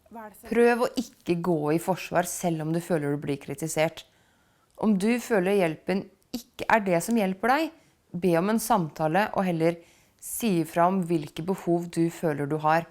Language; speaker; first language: Norwegian; native; Norwegian